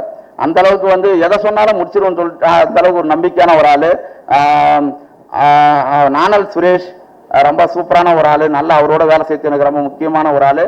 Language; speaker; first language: Tamil; native; Tamil